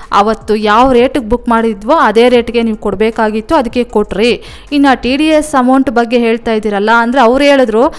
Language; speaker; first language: Kannada; native; Kannada